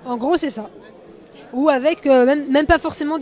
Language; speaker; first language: French; native; French